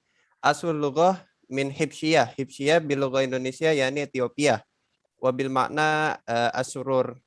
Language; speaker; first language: Arabic; non-native, learner; Indonesian